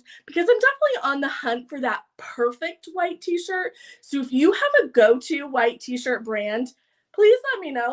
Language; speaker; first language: English; native; English